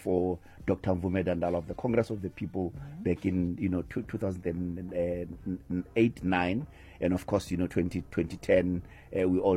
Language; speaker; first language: English; non-native, local second language; Tswana